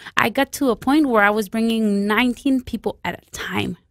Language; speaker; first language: English; non-native, fluent; Spanish